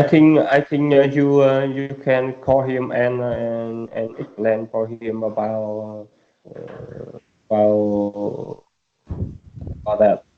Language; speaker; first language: English; non-native, learner; Vietnamese